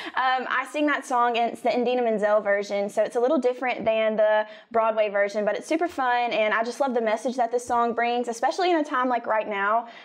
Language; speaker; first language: English; native; English